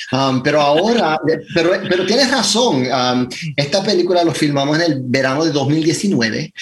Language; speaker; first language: Spanish; early bilingual, other home language; English